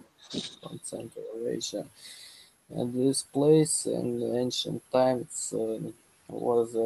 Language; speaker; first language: English; non-native, learner; Russian